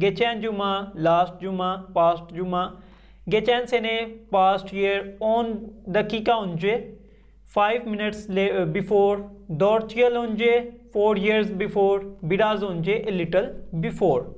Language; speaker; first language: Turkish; non-native, learner; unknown